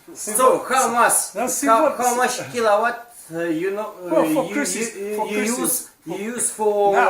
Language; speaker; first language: English; non-native, learner; Russian